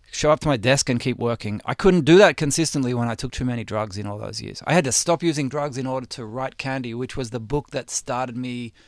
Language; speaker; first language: English; native; English